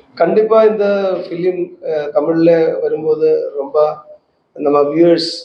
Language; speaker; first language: Tamil; non-native, learner; Malayalam